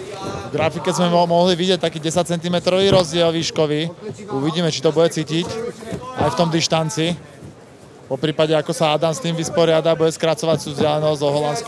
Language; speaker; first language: Slovak; native; Slovak